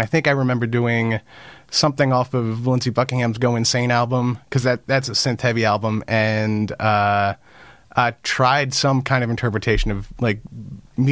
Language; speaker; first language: English; native; English